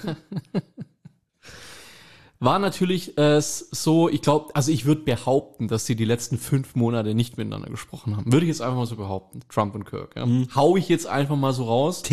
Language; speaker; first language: German; native; German